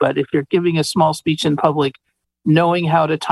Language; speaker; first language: English; native; English